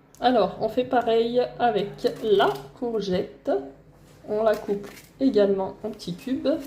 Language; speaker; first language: French; native; French